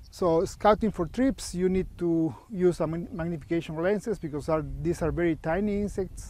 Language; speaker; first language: English; non-native, fluent; Spanish